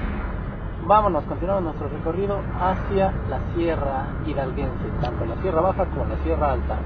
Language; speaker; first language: Spanish; native; Spanish